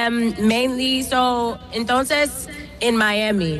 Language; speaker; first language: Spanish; non-native, learner; English